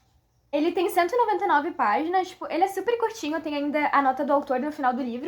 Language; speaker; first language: Portuguese; native; Portuguese